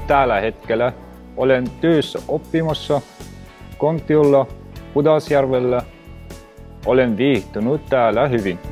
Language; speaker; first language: Finnish; non-native, learner; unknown